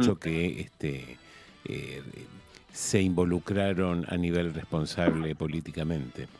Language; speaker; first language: Spanish; native; Spanish